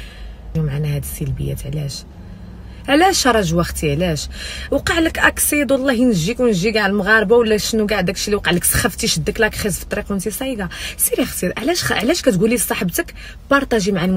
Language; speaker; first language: Arabic; native; Arabic